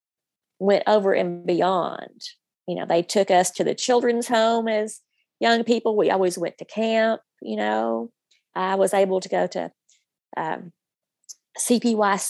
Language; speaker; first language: English; native; English